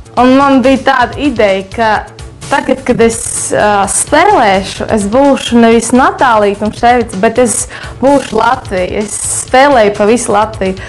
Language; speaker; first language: Latvian; non-native, local second language; Russian